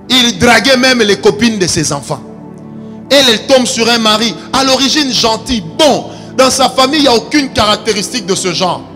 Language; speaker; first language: French; non-native, local second language; Lingala